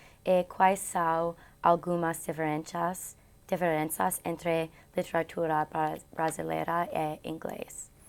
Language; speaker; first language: Portuguese; non-native, learner; English